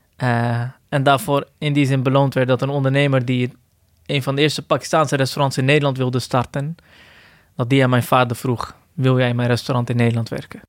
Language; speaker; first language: Dutch; early bilingual, other home language; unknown